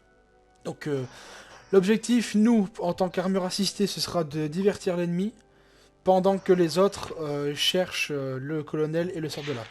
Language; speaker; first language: French; native; French